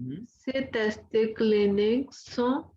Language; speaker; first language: French; non-native, learner; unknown